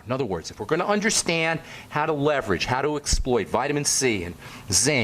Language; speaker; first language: English; native; English